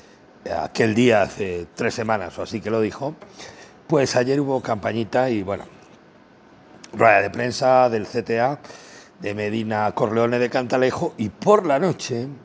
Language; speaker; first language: Spanish; native; Spanish